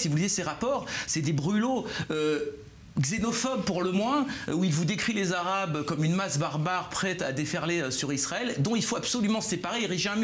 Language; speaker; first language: French; native; French